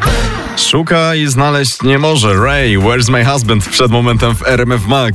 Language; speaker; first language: Polish; native; Polish